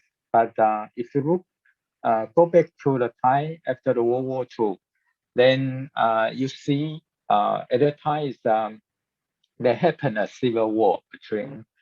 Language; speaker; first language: English; non-native, fluent; Chinese